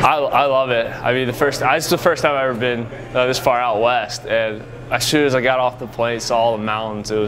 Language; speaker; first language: English; native; English